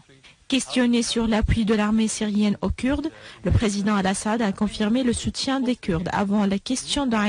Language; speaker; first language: French; non-native, fluent; Arabic